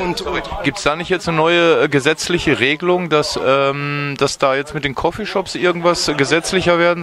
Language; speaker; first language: German; native; German